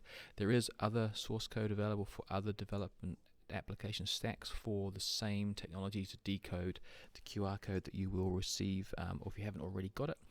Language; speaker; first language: English; native; English